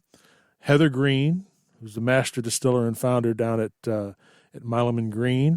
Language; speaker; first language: English; native; English